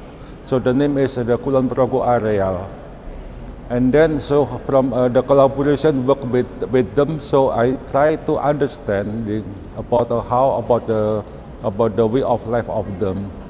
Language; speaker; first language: English; non-native, learner; Indonesian